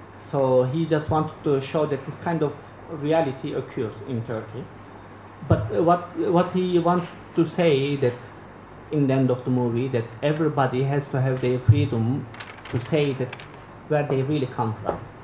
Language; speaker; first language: English; non-native, fluent; Turkish